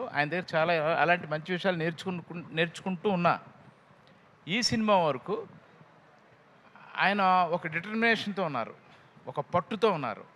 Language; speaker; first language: Telugu; native; Telugu